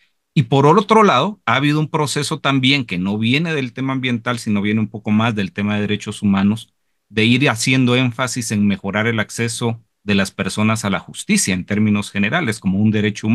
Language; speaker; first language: Spanish; native; Spanish